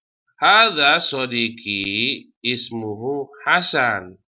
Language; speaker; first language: Arabic; non-native, fluent; Indonesian